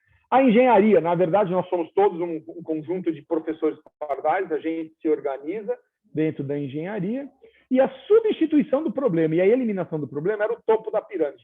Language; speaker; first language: Portuguese; native; Portuguese